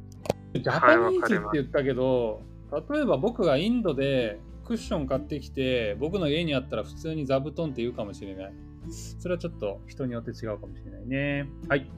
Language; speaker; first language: Japanese; native; Japanese